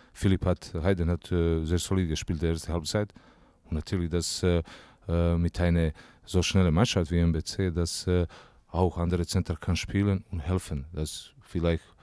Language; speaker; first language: German; non-native, learner; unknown